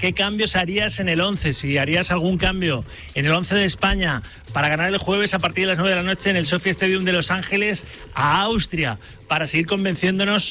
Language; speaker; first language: Spanish; native; Spanish